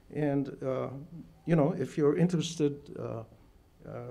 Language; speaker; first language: English; non-native, fluent; Arabic